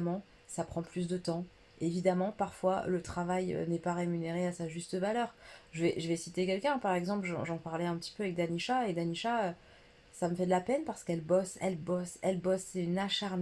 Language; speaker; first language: French; native; French